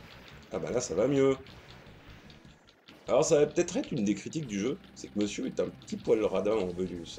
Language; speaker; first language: French; native; French